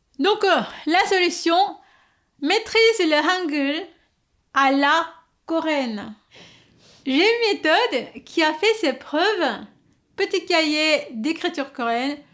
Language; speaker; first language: French; non-native, fluent; Korean